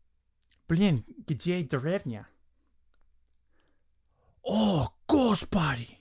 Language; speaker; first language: Russian; non-native, fluent; English